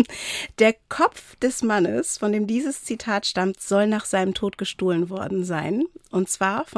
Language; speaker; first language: German; native; German